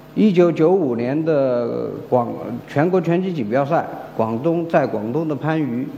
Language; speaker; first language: Chinese; native; Chinese